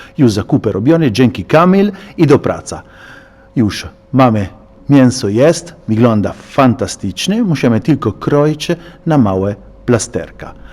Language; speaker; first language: Polish; non-native, learner; Italian